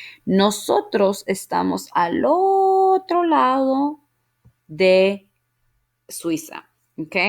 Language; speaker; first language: Spanish; early bilingual, heritage; Spanish